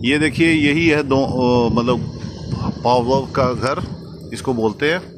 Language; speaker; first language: Hindi; non-native, fluent; Russian